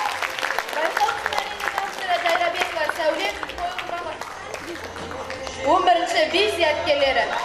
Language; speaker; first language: Kazakh; native; Kazakh